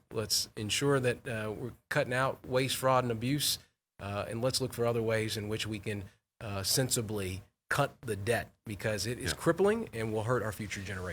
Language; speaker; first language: English; native; English